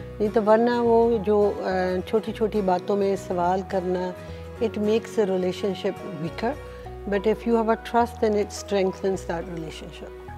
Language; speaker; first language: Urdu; early bilingual, heritage; Hindi